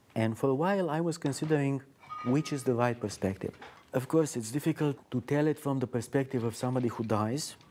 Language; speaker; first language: English; non-native, fluent; Romanian